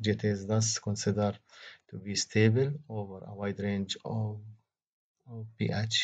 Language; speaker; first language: English; non-native, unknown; Arabic